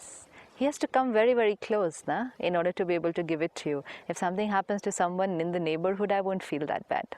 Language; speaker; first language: English; non-native, local second language; Hindi